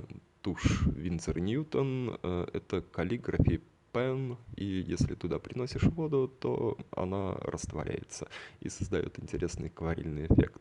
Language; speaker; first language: Russian; native; Russian